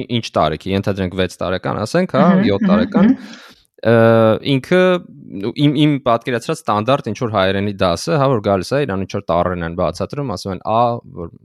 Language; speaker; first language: Armenian; native; Armenian